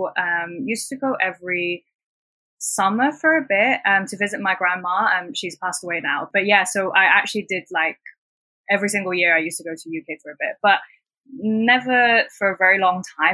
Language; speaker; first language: English; non-native, local second language; Cantonese